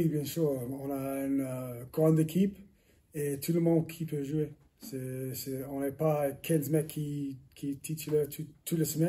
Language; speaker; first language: French; non-native, learner; English